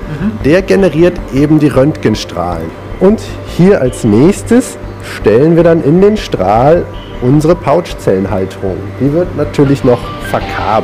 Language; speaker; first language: German; native; German